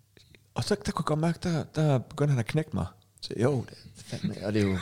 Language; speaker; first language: Danish; native; Danish